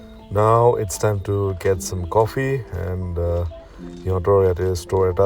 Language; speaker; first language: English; non-native, local second language; Assamese